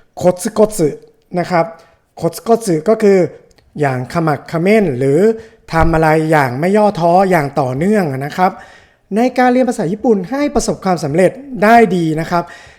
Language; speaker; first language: Thai; native; Thai